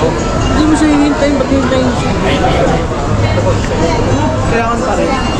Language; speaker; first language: Filipino; native; Filipino